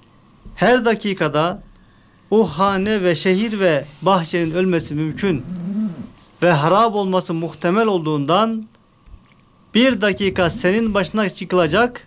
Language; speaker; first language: Turkish; native; Turkish